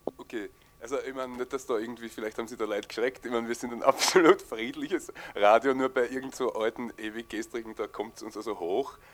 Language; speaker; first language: German; native; German